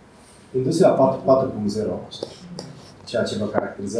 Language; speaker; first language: Romanian; native; Romanian